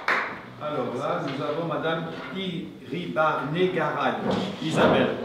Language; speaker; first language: French; native; French